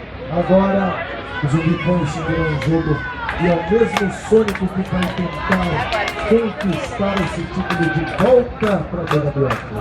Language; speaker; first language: Portuguese; native; Portuguese